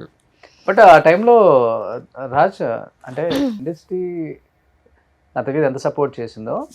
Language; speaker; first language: Telugu; native; Telugu